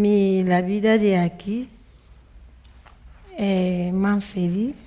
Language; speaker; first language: Spanish; non-native, learner; French